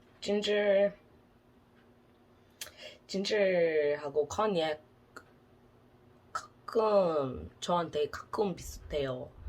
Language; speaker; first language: Korean; non-native, learner; English